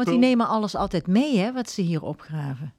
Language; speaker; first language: Dutch; native; Dutch